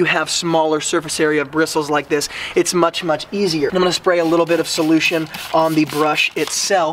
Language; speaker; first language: English; native; English